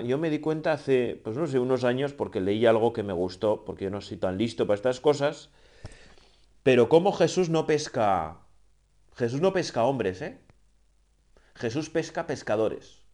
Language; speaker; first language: Spanish; native; Spanish